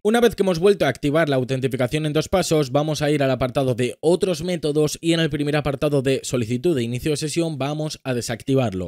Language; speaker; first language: Spanish; native; Spanish